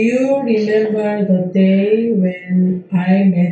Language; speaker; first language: English; non-native, learner; Korean